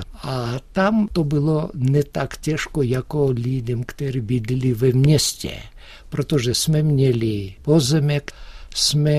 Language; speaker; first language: Czech; early bilingual, heritage; Russian